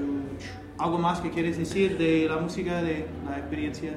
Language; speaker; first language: Spanish; non-native, learner; English